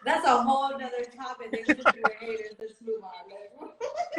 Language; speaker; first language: English; native; English